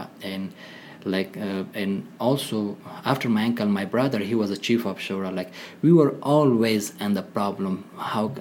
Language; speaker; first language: English; non-native, learner; Persian